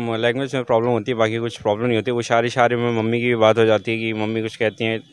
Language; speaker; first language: Hindi; native; Hindi